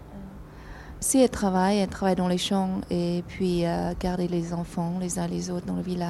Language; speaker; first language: French; non-native, fluent; Thai